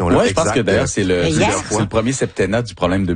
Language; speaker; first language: French; native; French